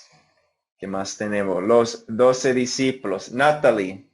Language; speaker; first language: Spanish; non-native, fluent; English